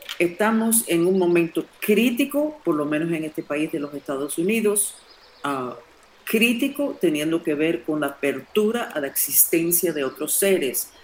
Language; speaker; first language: Spanish; non-native, fluent; English